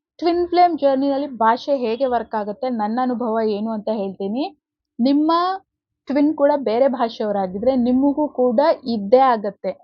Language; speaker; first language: Kannada; native; Kannada